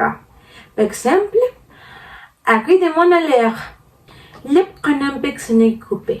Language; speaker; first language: French; non-native, learner; Spanish